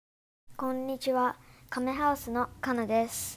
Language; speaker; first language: Japanese; early bilingual, heritage; Japanese